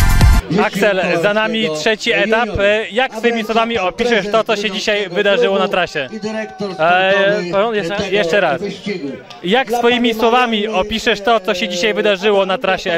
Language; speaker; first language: Polish; native; Polish